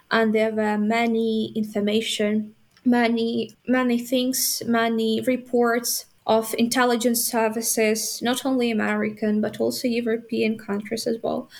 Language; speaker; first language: English; non-native, fluent; Ukrainian